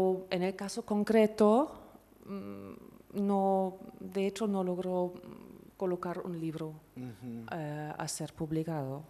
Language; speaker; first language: Spanish; non-native, fluent; German